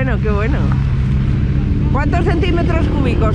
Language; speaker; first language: Spanish; native; Spanish